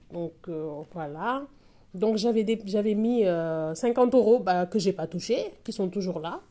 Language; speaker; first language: French; non-native, local second language; Wolof